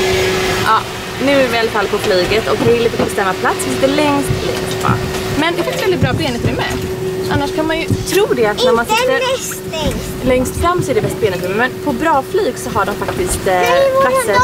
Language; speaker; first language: Swedish; native; Swedish